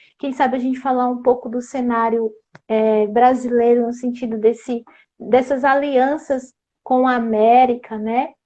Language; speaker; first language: Portuguese; native; Portuguese